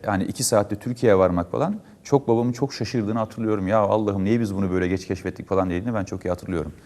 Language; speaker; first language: Turkish; early bilingual, heritage; Turkish